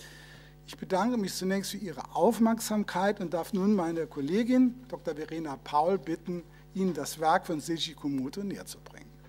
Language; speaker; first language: German; native; German